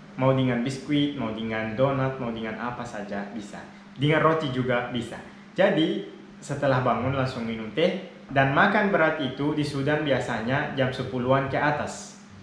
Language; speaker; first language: Indonesian; non-native, fluent; Arabic